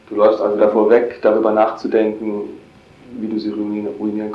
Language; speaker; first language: German; native; German